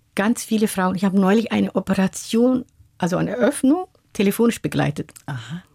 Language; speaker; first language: German; non-native, fluent; Somali